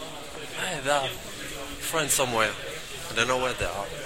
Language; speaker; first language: English; non-native, learner; French